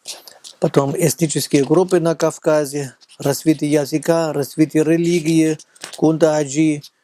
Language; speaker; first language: Russian; non-native, fluent; German